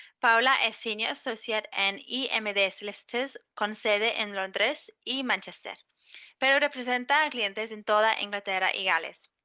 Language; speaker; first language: Spanish; non-native, fluent; English